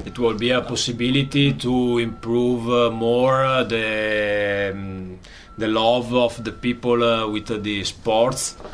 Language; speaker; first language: English; non-native, learner; Italian